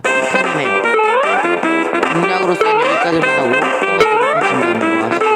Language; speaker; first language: Korean; native; Korean